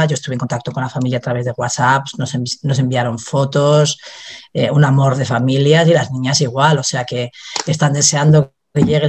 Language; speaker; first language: Spanish; native; Spanish